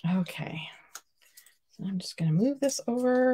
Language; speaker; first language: English; native; English